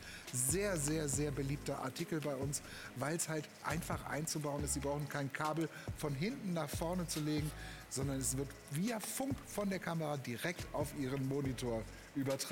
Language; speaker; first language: German; native; German